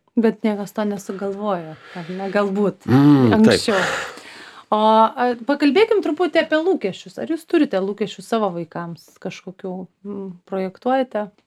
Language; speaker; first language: Lithuanian; native; Lithuanian